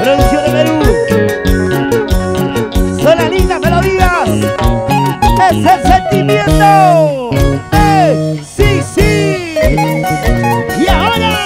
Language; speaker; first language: Spanish; native; Spanish